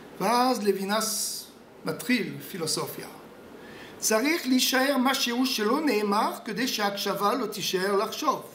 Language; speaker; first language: Hebrew; non-native, fluent; French